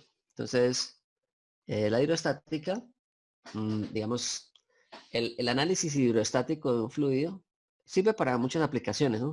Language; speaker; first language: Spanish; native; Spanish